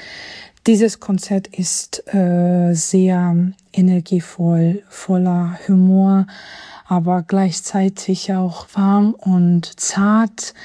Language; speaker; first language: German; non-native, fluent; Georgian